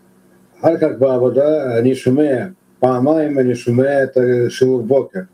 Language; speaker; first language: Hebrew; non-native, fluent; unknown